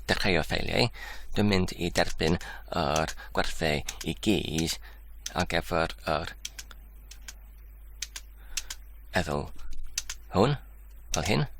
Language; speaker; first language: Welsh; non-native, learner; Polish